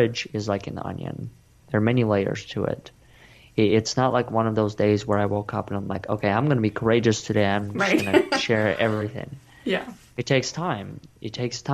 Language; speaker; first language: English; early bilingual, other home language; Russian